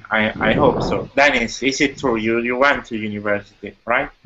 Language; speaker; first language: English; non-native, fluent; Italian